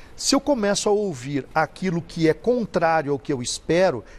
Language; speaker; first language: Portuguese; native; Portuguese